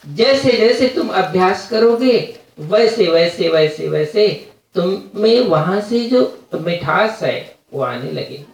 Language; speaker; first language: Hindi; native; Hindi